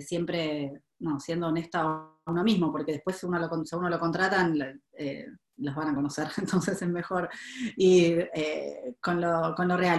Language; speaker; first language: Spanish; native; Spanish